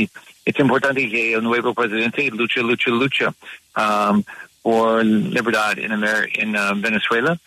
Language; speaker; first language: Spanish; non-native, learner; English